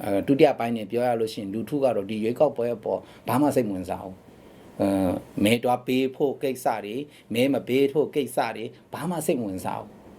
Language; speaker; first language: Burmese; non-native, local second language; Shan